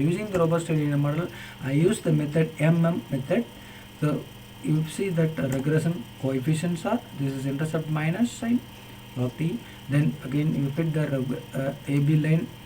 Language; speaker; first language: English; non-native, local second language; Tamil